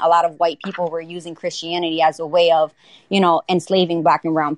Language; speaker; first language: English; native; English